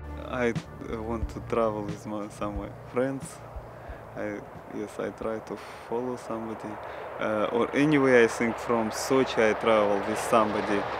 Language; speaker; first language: English; non-native, learner; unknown